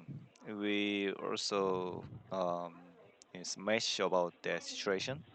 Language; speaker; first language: English; non-native, learner; Korean